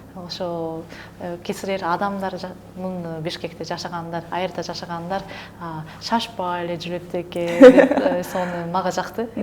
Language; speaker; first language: Kyrgyz; non-native, learner; Japanese